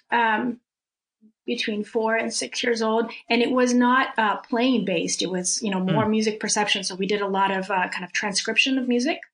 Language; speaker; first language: English; early bilingual, other home language; Russian